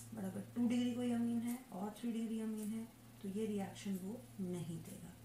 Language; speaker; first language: Hindi; native; Hindi